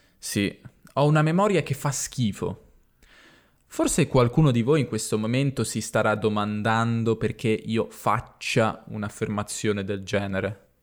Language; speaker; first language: Italian; native; Italian